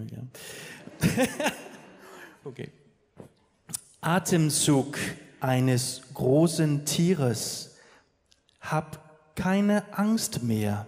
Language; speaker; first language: German; non-native, learner; Danish